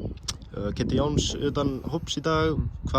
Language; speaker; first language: Icelandic; native; Icelandic